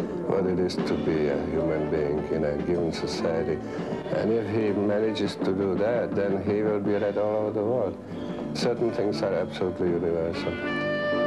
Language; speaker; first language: English; non-native, fluent; Czech